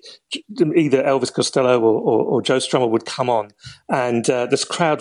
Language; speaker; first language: English; native; English